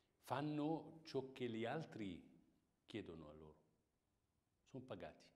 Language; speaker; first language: Italian; non-native, fluent; Arabic